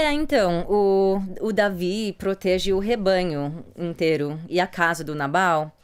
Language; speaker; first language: Portuguese; non-native, fluent; English